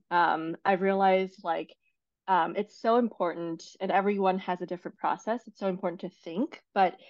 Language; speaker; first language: English; non-native, fluent; Chinese